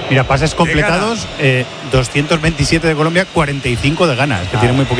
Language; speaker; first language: Spanish; native; Spanish